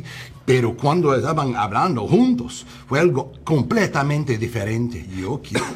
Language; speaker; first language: Spanish; non-native, learner; English